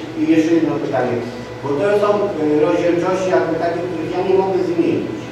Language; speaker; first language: Polish; native; Polish